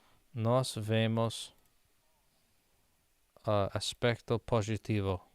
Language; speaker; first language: Portuguese; non-native, learner; English